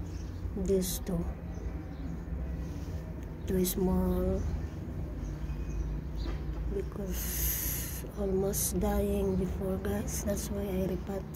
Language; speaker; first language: English; non-native, learner; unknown